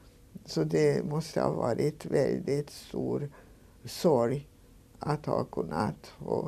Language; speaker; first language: Swedish; non-native, fluent; Hungarian